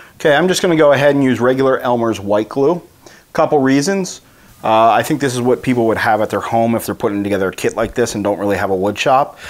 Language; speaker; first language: English; native; English